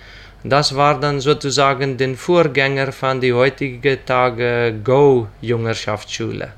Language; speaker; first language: German; non-native, local second language; Plautdietsch